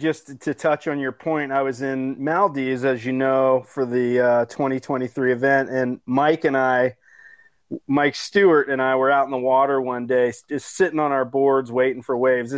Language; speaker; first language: English; native; English